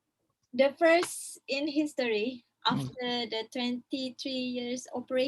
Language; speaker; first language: English; non-native, local second language; Malay